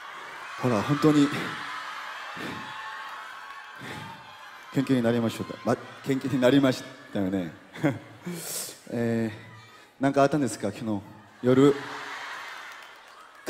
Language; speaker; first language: Japanese; non-native, fluent; Korean